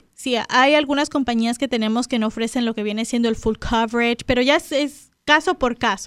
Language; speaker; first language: Spanish; native; Spanish